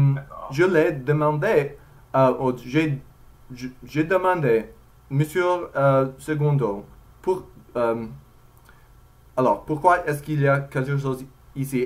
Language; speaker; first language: French; non-native, learner; English